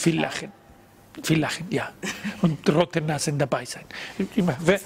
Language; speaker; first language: German; non-native, learner; Spanish